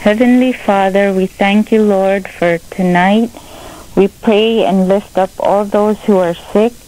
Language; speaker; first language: English; non-native, local second language; Filipino